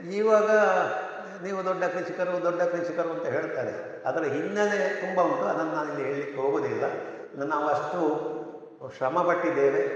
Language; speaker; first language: Kannada; non-native, local second language; Tulu